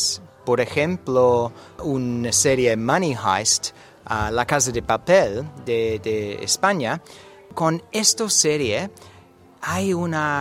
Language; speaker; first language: Spanish; non-native, learner; English